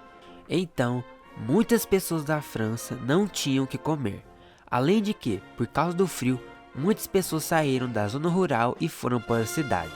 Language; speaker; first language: Portuguese; native; Portuguese